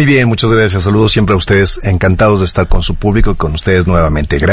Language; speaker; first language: Spanish; native; Spanish